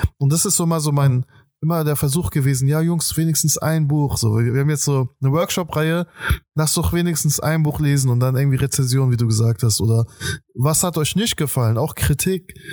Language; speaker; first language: German; early bilingual, other home language; Persian